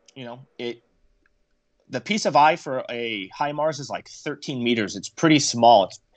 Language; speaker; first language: English; native; English